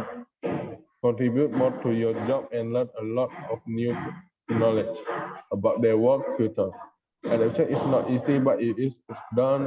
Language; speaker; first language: English; non-native, learner; Indonesian